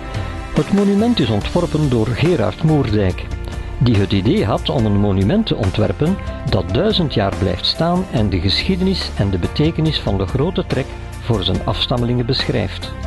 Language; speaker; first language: Dutch; native; Dutch